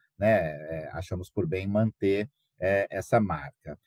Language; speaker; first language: Portuguese; native; Portuguese